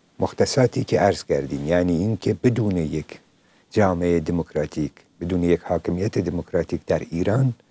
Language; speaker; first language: Persian; non-native, local second language; Central Kurdish